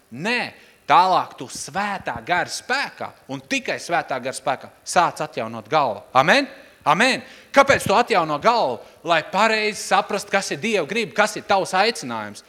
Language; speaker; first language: Latvian; non-native, local second language; Russian